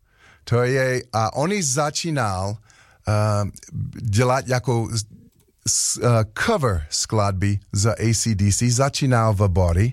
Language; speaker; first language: Czech; non-native, learner; English